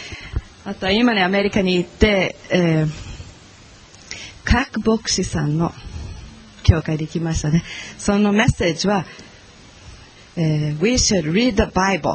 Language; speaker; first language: Japanese; non-native, learner; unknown